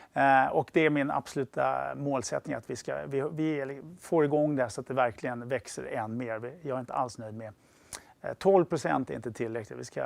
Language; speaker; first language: Swedish; native; Swedish